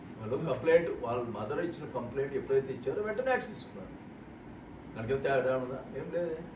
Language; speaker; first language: Telugu; native; Telugu